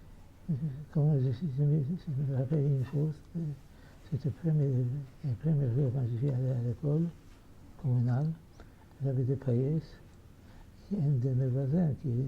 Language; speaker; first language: French; non-native, fluent; Yiddish